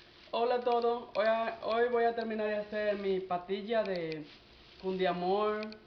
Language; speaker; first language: Spanish; native; Spanish